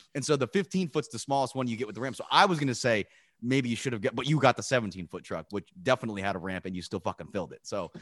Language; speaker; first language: English; native; English